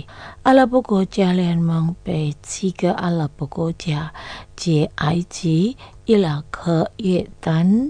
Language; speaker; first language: Chinese; non-native, learner; Indonesian